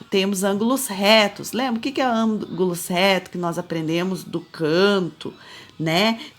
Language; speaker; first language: Portuguese; native; Portuguese